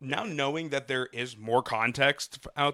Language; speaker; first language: English; native; English